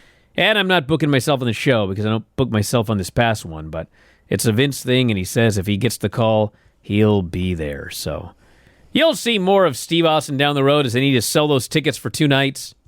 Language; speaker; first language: English; native; English